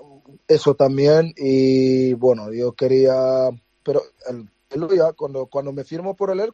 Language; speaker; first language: Spanish; non-native, fluent; Dutch